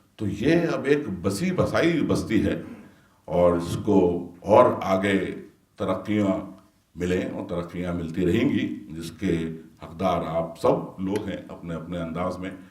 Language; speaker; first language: Urdu; native; Urdu